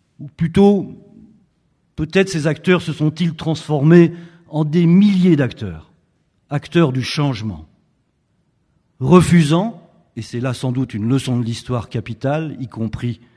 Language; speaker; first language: French; native; French